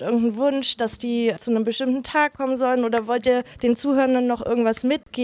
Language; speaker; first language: German; native; German